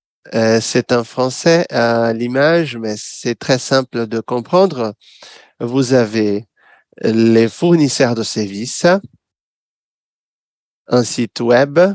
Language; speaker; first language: French; non-native, fluent; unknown